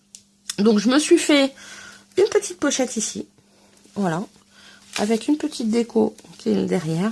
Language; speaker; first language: French; native; French